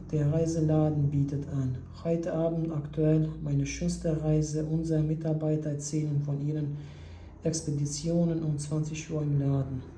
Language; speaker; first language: German; non-native, fluent; Albanian